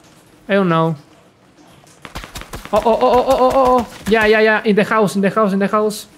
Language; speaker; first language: English; non-native, learner; Spanish